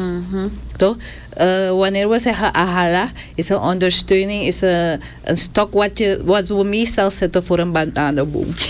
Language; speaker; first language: Dutch; non-native, local second language; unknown